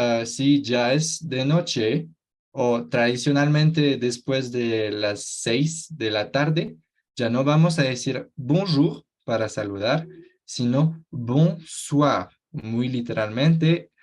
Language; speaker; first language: Spanish; non-native, fluent; French